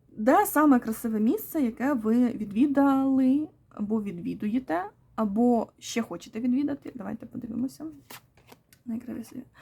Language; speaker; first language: Ukrainian; non-native, local second language; Russian